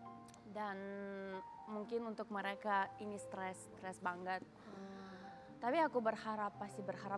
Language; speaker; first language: Indonesian; non-native, learner; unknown